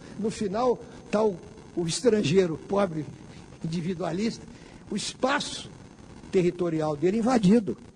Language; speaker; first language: Portuguese; native; Portuguese